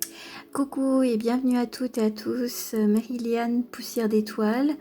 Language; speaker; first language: French; native; French